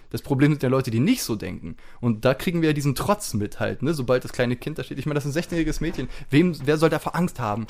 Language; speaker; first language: German; native; German